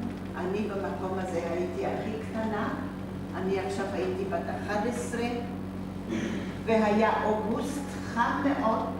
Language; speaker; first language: Hebrew; non-native, fluent; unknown